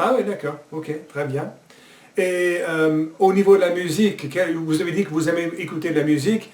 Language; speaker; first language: French; non-native, fluent; English